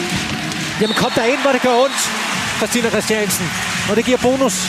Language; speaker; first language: Danish; native; Danish